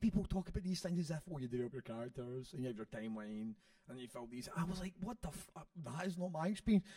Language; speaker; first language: English; native; English